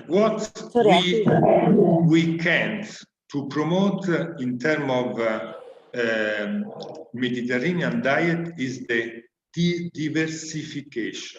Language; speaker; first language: English; non-native, learner; Italian